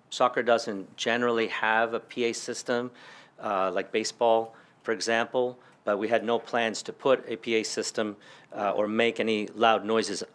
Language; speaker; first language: English; early bilingual, other home language; Spanish